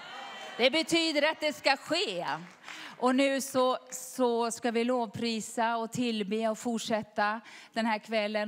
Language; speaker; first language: Swedish; native; Swedish